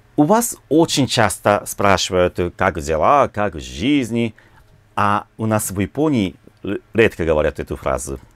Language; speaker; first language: Russian; non-native, fluent; Japanese